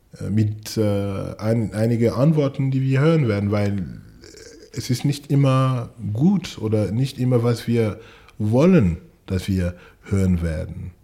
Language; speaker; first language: German; non-native, fluent; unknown